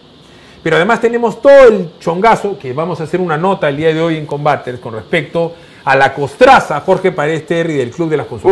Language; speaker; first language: Spanish; native; Spanish